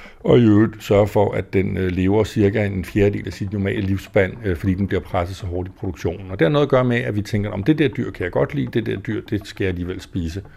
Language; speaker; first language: Danish; native; Danish